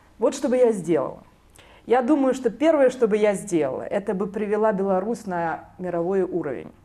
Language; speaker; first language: Russian; non-native, local second language; Belarusian